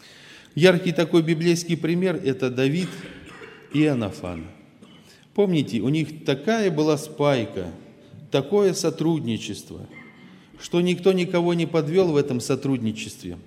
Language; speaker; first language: Russian; native; Russian